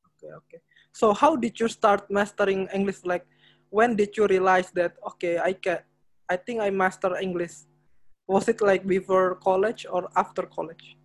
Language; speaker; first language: English; non-native, learner; Indonesian